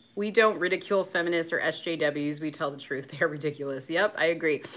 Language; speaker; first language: English; native; English